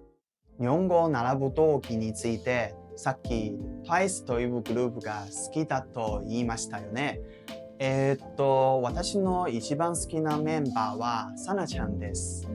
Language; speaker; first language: Japanese; non-native, learner; Hakka Chinese